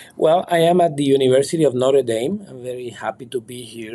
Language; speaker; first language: English; non-native, fluent; Spanish